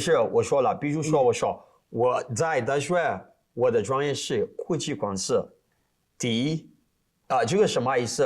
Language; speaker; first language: Chinese; non-native, learner; Portuguese